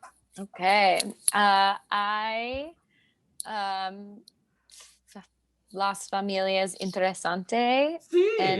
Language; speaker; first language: Spanish; non-native, learner; English